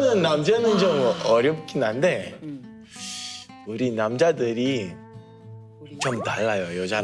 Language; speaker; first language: Korean; non-native, fluent; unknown